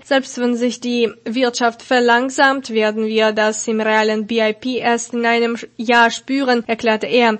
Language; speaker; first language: German; non-native, fluent; Russian